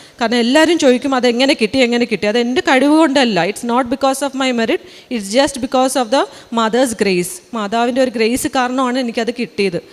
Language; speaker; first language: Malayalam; early bilingual, heritage; Malayalam